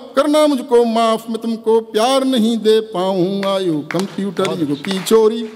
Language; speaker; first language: Hindi; native; Hindi